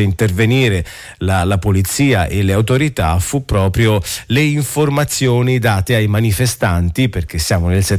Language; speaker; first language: Italian; native; Italian